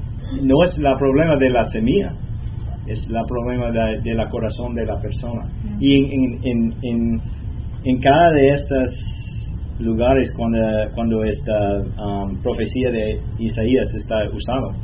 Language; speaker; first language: Spanish; non-native, learner; English